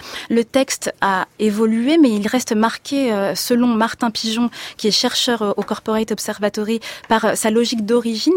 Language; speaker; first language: French; native; French